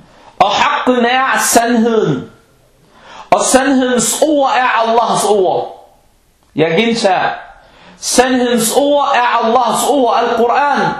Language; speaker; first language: Danish; early bilingual, other home language; Arabic